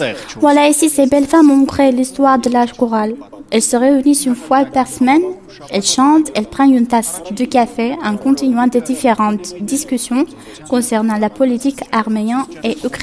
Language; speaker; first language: French; non-native, fluent; Armenian